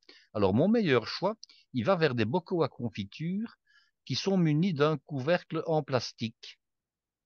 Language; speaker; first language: French; native; French